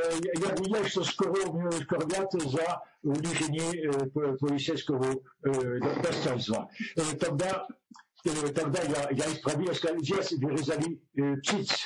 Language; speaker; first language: Russian; non-native, learner; French